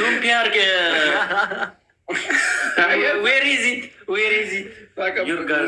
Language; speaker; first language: English; non-native, learner; Amharic